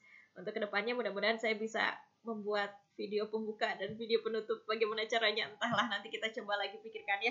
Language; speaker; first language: Indonesian; native; Indonesian